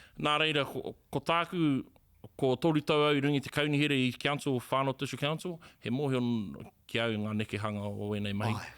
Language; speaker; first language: Māori; native; Māori